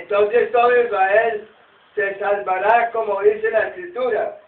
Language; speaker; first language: Spanish; native; Spanish